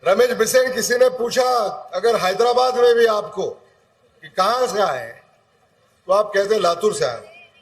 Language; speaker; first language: Hindi; non-native, local second language; Marathi